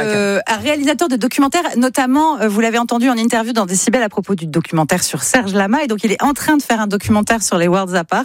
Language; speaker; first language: French; native; French